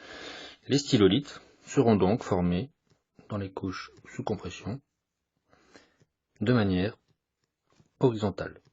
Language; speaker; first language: French; native; French